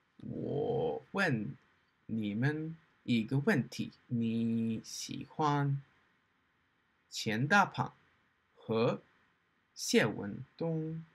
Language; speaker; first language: Chinese; non-native, learner; English